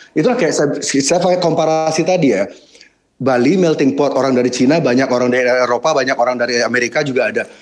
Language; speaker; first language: Indonesian; native; Indonesian